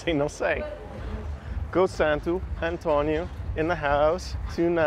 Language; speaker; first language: Portuguese; native; Portuguese